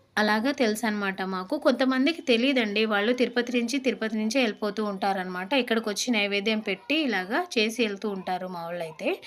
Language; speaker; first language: Telugu; non-native, local second language; Lambadi